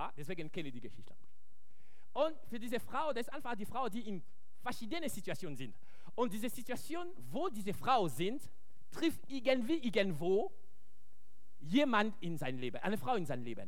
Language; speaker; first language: German; non-native, fluent; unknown